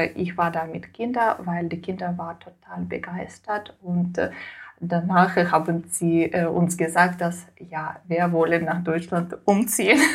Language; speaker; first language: German; non-native, fluent; Russian